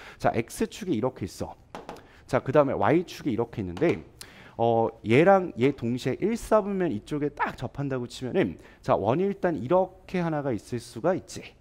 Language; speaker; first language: Korean; native; Korean